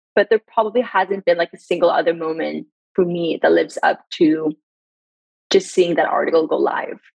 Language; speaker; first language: English; early bilingual, other home language; Persian